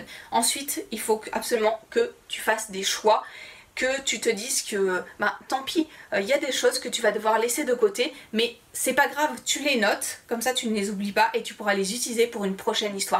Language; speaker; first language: French; native; French